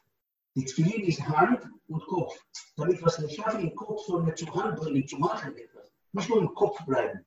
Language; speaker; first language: German; non-native, learner; Hebrew